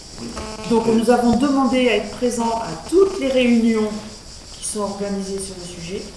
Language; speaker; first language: French; native; French